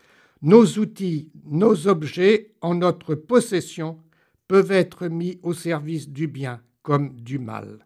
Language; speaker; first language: French; native; French